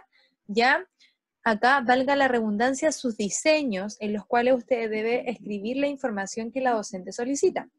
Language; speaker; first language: Spanish; native; Spanish